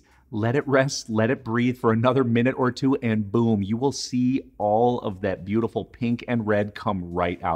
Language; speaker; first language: English; native; English